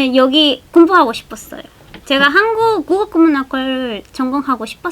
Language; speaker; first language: Korean; non-native, fluent; Spanish